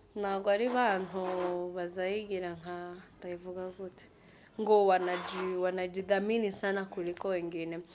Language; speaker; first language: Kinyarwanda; non-native, fluent; Kikuyu